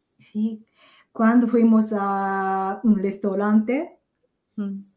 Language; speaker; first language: Spanish; non-native, learner; Japanese